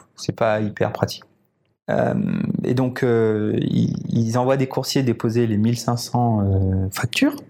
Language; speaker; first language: French; native; French